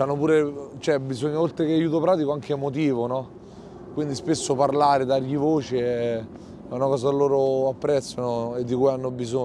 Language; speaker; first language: Italian; native; Italian